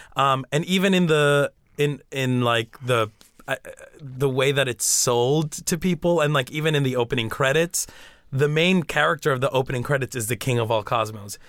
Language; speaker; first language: English; early bilingual, other home language; Spanish